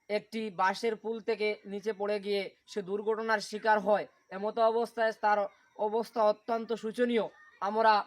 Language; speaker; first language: Bangla; native; Bangla